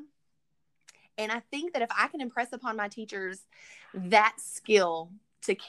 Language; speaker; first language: English; native; English